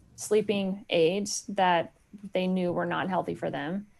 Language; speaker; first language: English; native; English